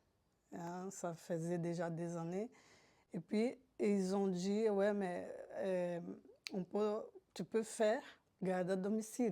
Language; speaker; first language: French; non-native, fluent; Portuguese